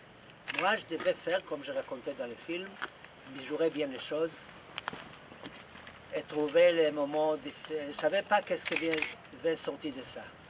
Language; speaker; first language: French; non-native, fluent; Hebrew